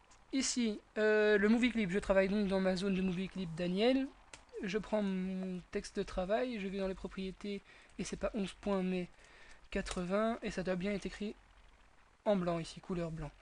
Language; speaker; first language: French; native; French